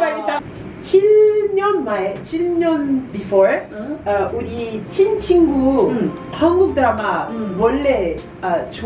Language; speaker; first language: Korean; non-native, learner; English